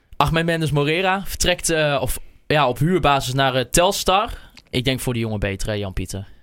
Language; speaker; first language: Dutch; native; Dutch